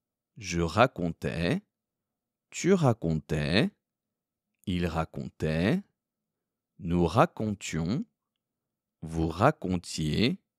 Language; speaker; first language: French; non-native, fluent; Korean